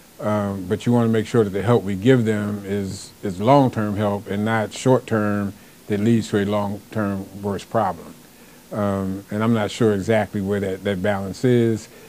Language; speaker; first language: English; native; English